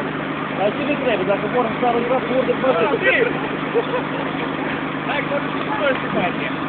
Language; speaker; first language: Romanian; native; Romanian